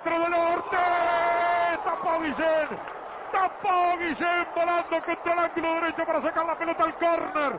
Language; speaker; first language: Spanish; native; Spanish